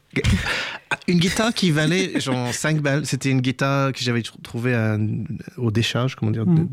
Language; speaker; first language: French; non-native, fluent; English